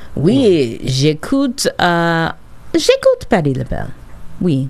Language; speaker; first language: French; non-native, learner; English